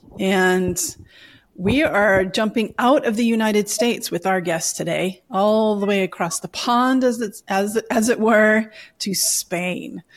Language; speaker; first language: English; native; English